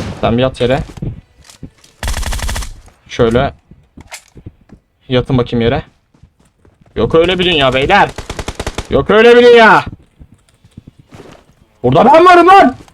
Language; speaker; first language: Turkish; native; Turkish